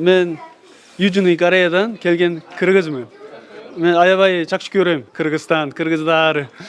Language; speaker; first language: Kyrgyz; non-native, learner; Korean